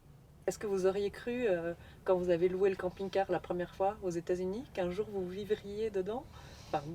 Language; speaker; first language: French; native; French